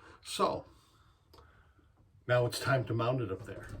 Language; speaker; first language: English; native; English